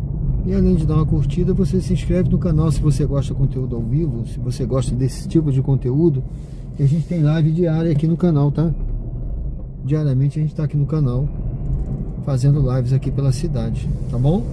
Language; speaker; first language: Portuguese; native; Portuguese